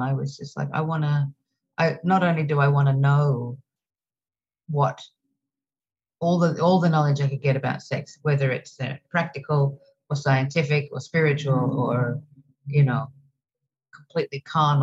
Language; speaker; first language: English; native; English